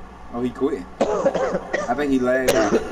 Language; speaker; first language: English; native; English